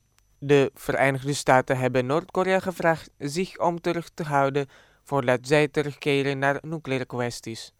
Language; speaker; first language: Dutch; non-native, fluent; Indonesian